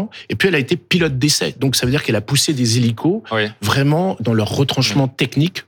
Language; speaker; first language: French; native; French